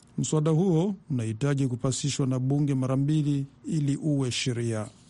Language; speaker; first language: Swahili; non-native, local second language; Rundi